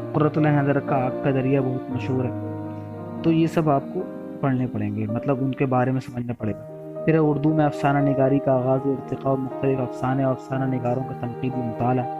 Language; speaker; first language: Urdu; native; Urdu